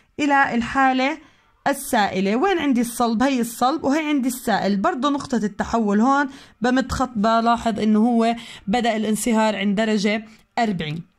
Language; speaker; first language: Arabic; native; Arabic